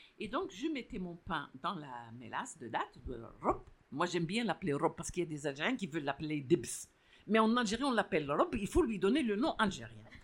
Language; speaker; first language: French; non-native, local second language; Arabic